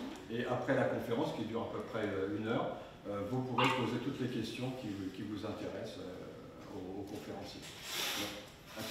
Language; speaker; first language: French; native; French